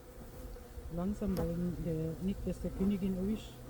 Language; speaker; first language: German; non-native, learner; Filipino